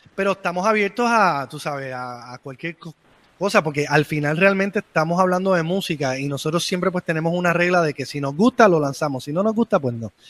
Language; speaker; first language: Spanish; native; Spanish